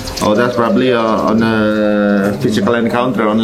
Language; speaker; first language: English; non-native, learner; Indonesian